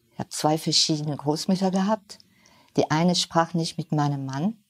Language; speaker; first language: German; non-native, fluent; French